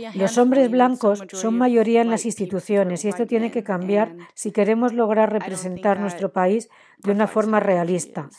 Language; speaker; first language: Spanish; non-native, fluent; Chinese